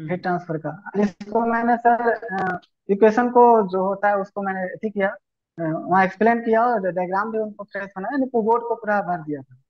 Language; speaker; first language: Hindi; native; Hindi